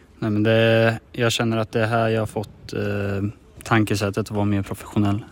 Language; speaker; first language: Swedish; native; Swedish